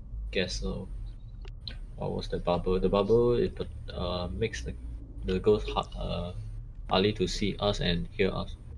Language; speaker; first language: English; non-native, local second language; Chinese